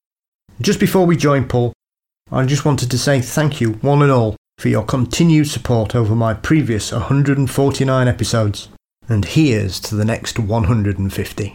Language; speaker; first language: English; native; English